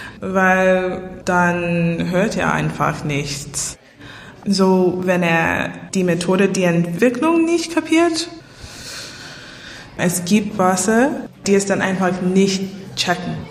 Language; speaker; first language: German; non-native, fluent; English